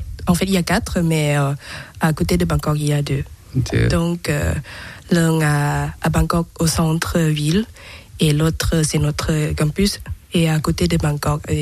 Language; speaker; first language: French; non-native, learner; Thai